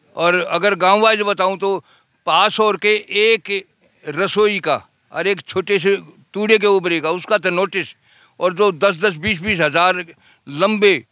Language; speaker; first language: Hindi; native; Hindi